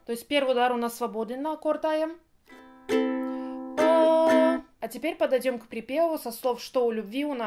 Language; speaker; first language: Russian; native; Russian